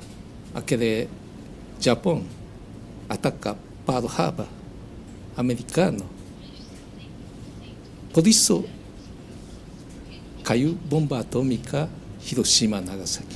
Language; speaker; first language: Portuguese; non-native, learner; Japanese